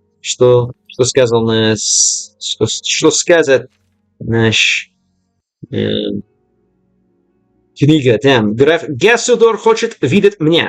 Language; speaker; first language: Russian; non-native, learner; English